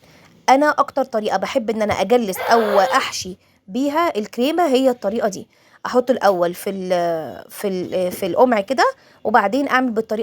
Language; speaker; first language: Arabic; native; Arabic